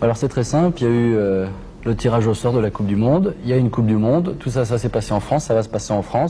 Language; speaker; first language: French; native; French